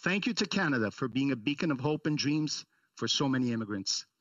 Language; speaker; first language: English; early bilingual, other home language; Italian